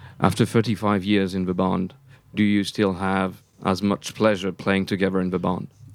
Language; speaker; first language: English; non-native, fluent; French